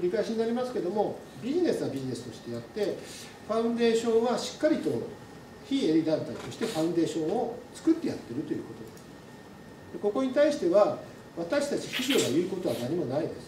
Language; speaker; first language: Japanese; native; Japanese